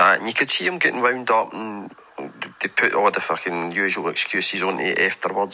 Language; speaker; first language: English; native; English